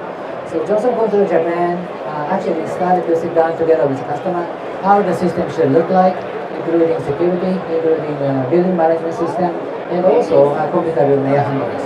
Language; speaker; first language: English; non-native, fluent; Japanese